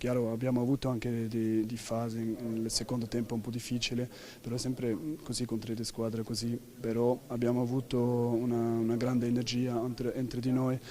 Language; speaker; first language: Italian; non-native, fluent; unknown